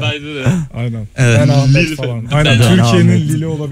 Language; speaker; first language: Turkish; native; Turkish